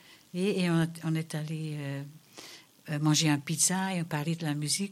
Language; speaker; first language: French; non-native, local second language; Dutch